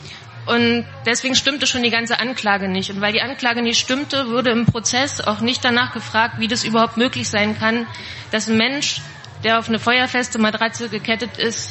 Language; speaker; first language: German; native; German